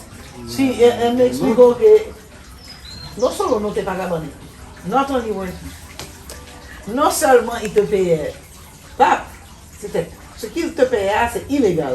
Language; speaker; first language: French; non-native, fluent; English